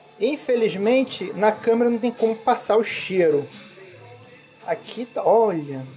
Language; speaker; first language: Portuguese; native; Portuguese